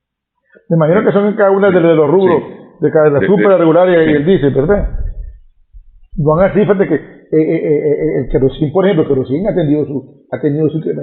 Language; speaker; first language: Spanish; native; Spanish